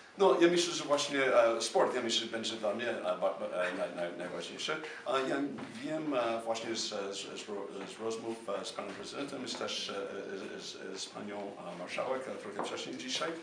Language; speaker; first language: Polish; non-native, fluent; English